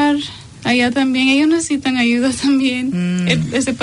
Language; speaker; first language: Spanish; early bilingual, heritage; Spanish